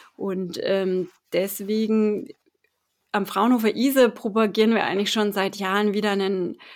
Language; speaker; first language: German; native; German